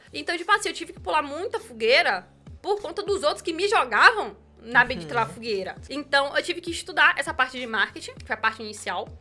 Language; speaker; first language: Portuguese; native; Portuguese